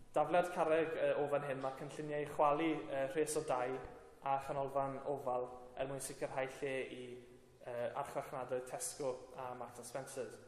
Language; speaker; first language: Welsh; native; Welsh